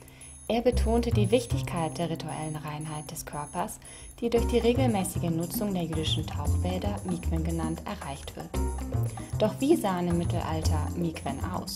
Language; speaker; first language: German; native; German